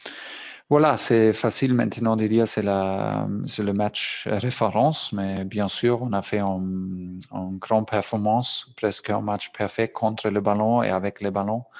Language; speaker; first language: French; non-native, fluent; German